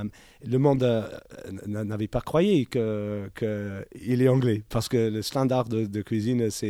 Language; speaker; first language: French; non-native, learner; English